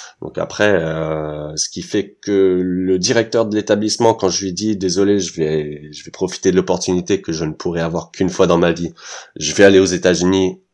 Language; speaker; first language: French; early bilingual, heritage; French